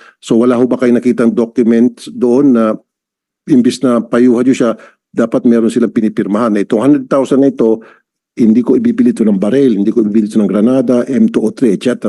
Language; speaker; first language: Filipino; native; Filipino